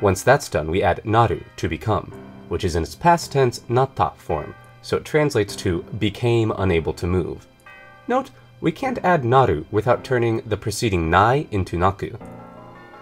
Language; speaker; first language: English; native; English